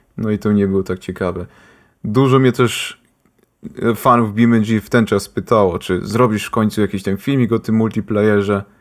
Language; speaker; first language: Polish; early bilingual, heritage; Polish